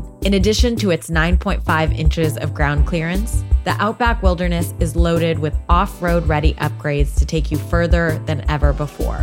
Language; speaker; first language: English; non-native, local second language; Urdu